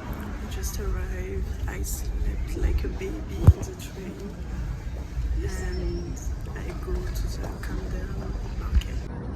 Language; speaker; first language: English; non-native, learner; French